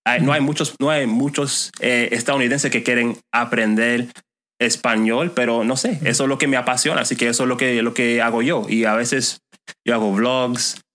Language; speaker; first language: Spanish; non-native, fluent; English